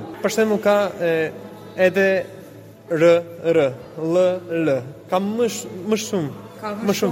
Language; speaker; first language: Albanian; non-native, learner; Bulgarian